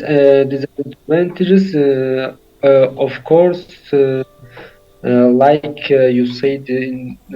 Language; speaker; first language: English; non-native, learner; Tajik